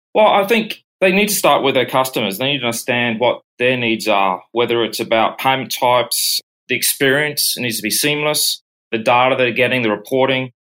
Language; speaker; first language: English; native; English